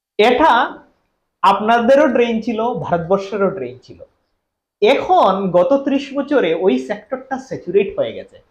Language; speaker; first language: Bangla; native; Bangla